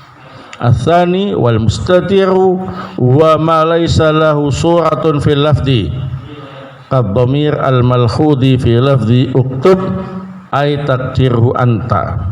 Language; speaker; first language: Arabic; non-native, fluent; Indonesian